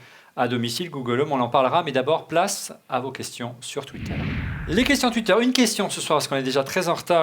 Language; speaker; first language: French; native; French